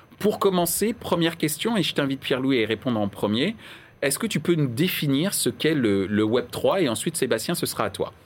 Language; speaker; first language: French; native; French